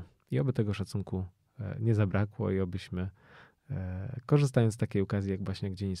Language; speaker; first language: Polish; native; Polish